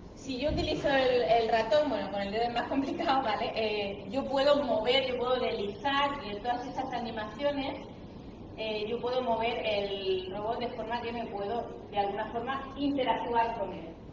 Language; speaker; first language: Spanish; native; Spanish